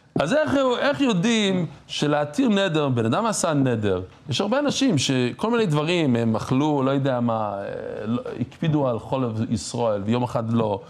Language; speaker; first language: Hebrew; non-native, fluent; English